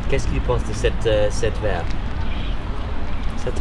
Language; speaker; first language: French; non-native, fluent; English